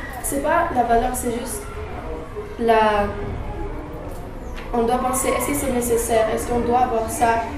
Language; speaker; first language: French; non-native, learner; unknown